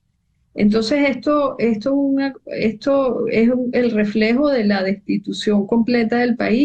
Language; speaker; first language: Spanish; native; Spanish